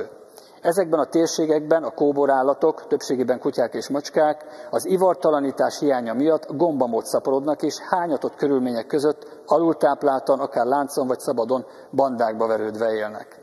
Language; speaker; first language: Hungarian; native; Hungarian